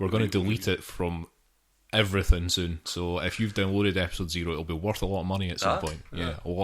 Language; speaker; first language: English; native; English